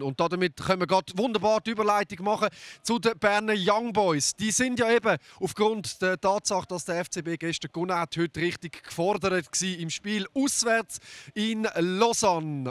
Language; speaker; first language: German; native; German